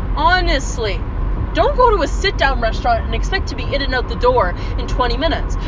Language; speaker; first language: English; native; English